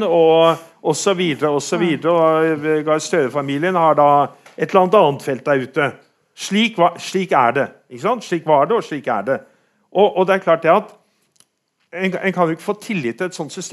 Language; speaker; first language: Norwegian; native; Norwegian